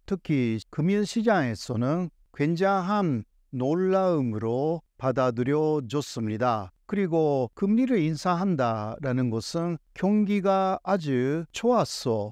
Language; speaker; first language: Korean; non-native, fluent; Japanese